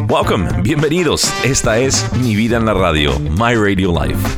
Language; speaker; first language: Spanish; early bilingual, heritage; Spanish